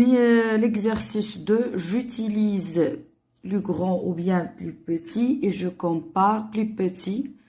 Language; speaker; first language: French; non-native, local second language; Arabic